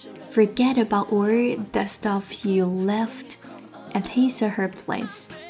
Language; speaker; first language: English; non-native, fluent; Chinese